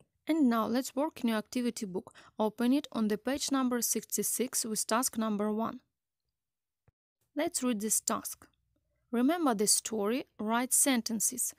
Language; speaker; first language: English; non-native, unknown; Ukrainian